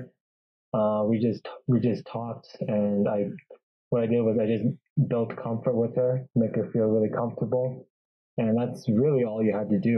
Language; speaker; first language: English; native; English